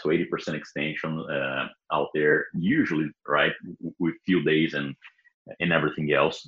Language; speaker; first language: English; non-native, fluent; Portuguese